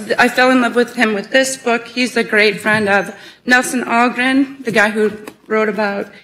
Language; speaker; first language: English; native; English